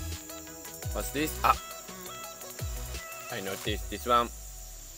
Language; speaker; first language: English; non-native, learner; Japanese